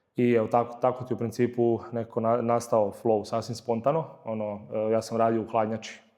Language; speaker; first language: Croatian; native; Croatian